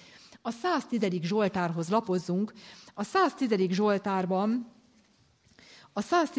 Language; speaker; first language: Hungarian; native; Hungarian